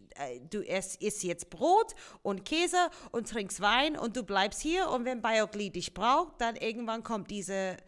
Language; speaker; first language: German; non-native, fluent; English